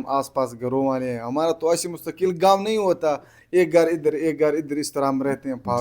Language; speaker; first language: Hindi; non-native, local second language; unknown